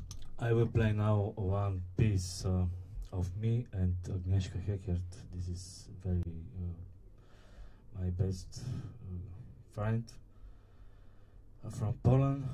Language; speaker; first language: English; non-native, learner; Bulgarian